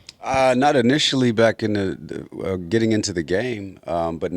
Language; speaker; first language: English; native; English